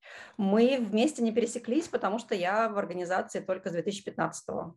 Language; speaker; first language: Russian; native; Russian